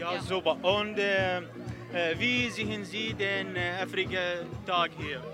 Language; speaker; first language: German; non-native, learner; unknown